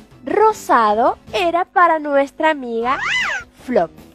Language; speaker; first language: Spanish; native; Spanish